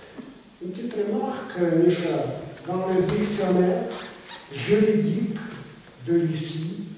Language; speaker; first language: French; non-native, fluent; Russian